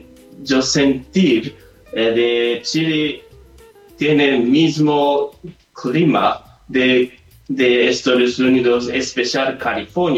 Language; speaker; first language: Spanish; non-native, learner; Japanese